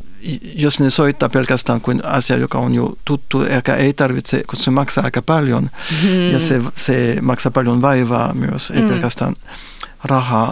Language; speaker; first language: Finnish; non-native, fluent; French